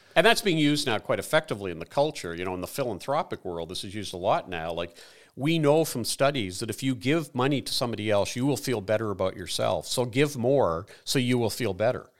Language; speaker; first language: English; native; English